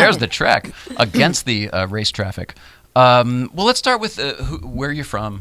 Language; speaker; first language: English; native; English